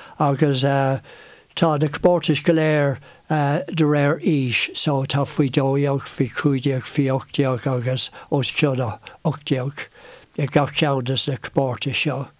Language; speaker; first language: Irish; non-native, local second language; English